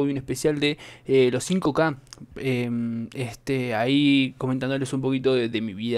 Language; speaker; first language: Spanish; native; Spanish